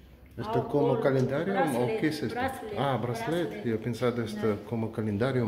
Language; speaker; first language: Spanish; non-native, learner; Russian